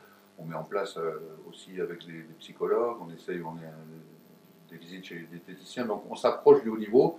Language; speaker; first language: French; native; French